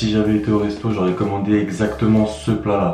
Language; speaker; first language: French; native; French